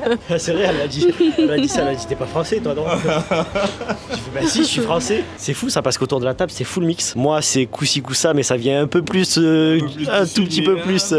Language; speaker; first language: French; native; French